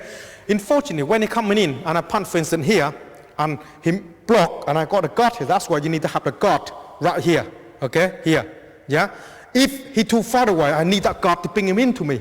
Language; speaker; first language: English; non-native, fluent; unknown